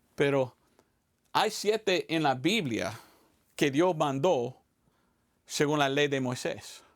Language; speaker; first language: Spanish; non-native, fluent; English